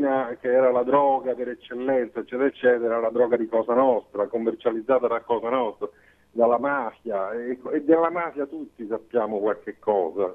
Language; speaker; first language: Italian; native; Italian